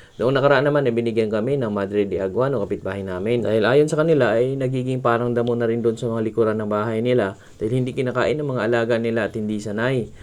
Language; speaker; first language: Filipino; non-native, local second language; Cebuano